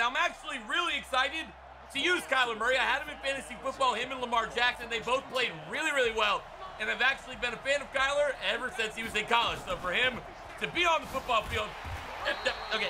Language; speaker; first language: English; native; English